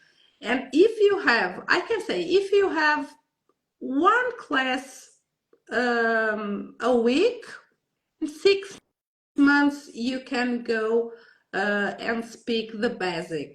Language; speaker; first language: English; non-native, learner; Portuguese